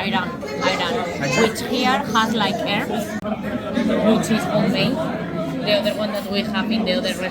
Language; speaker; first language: English; non-native, learner; Spanish